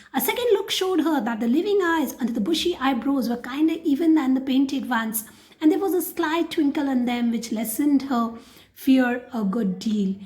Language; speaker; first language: English; non-native, local second language; Hindi